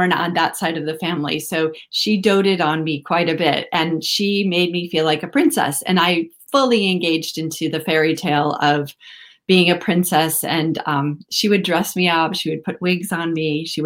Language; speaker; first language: English; native; English